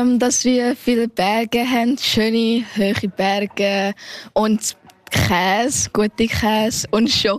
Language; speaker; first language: German; early bilingual, heritage; German